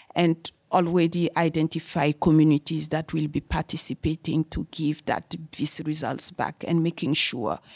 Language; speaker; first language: English; non-native, fluent; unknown